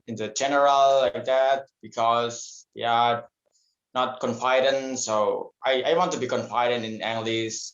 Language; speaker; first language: English; non-native, learner; Indonesian